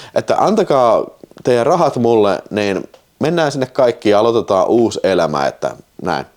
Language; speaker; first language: Finnish; native; Finnish